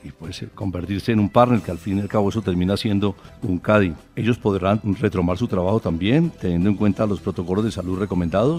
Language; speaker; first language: Spanish; native; Spanish